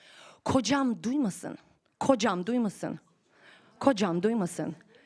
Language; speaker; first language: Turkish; non-native, fluent; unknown